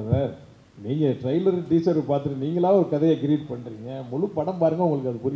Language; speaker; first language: Tamil; native; Tamil